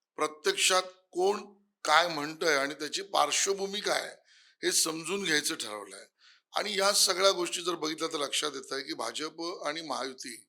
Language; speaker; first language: Marathi; native; Marathi